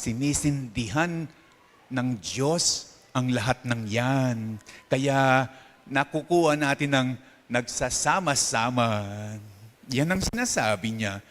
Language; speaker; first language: Filipino; non-native, local second language; Pampanga